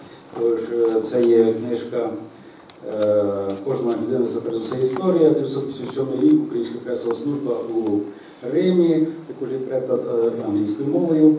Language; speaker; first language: Ukrainian; native; Ukrainian